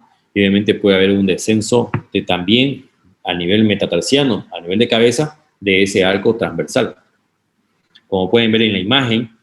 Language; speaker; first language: Spanish; native; Spanish